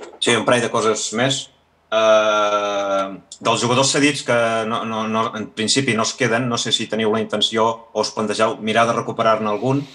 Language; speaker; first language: Catalan; native; Catalan